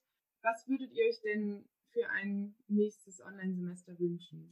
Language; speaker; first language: German; native; German